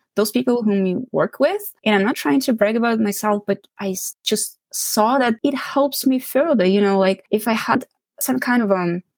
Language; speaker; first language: English; non-native, fluent; Ukrainian